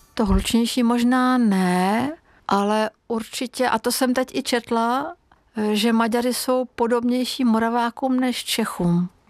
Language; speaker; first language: Czech; non-native, fluent; Hungarian